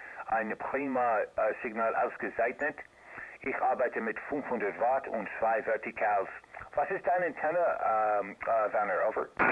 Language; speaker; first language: German; non-native, learner; English